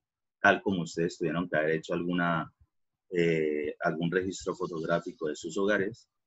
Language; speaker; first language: Spanish; native; Spanish